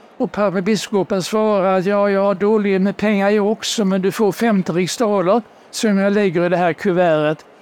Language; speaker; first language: Swedish; native; Swedish